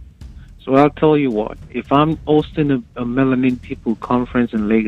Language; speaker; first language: English; non-native, local second language; Yoruba